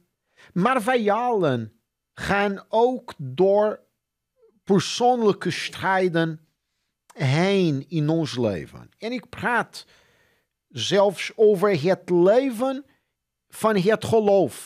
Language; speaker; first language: Dutch; non-native, fluent; Portuguese